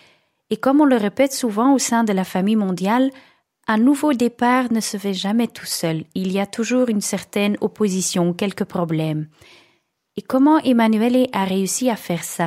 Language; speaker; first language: French; non-native, local second language; Dutch